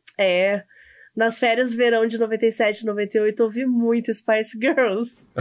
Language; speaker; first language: Portuguese; native; Portuguese